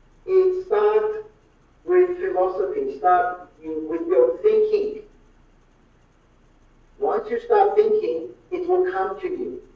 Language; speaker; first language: English; non-native, fluent; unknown